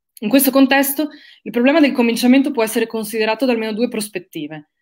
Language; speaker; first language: Italian; native; Italian